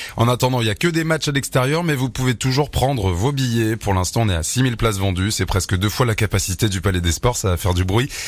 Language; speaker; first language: French; native; French